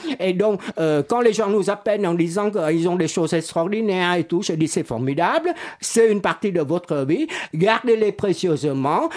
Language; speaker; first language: French; non-native, fluent; Vietnamese